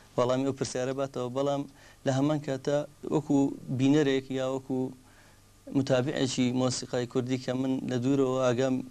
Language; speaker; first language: Central Kurdish; native; Central Kurdish